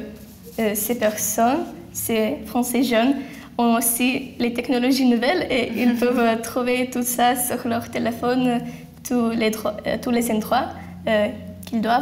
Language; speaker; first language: French; non-native, learner; Lithuanian